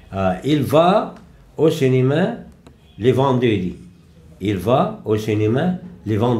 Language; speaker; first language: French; non-native, fluent; Arabic